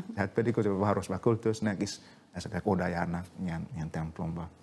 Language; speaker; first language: Hungarian; non-native, fluent; Indonesian